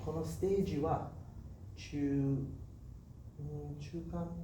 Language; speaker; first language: Japanese; non-native, learner; English